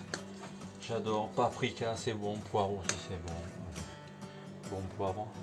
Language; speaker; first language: French; native; French